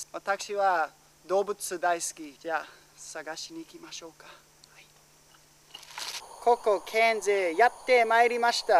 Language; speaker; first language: Japanese; non-native, learner; English